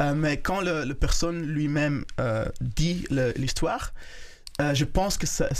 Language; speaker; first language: French; non-native, local second language; Kinyarwanda